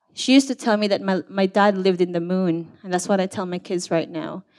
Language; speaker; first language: English; non-native, local second language; Cebuano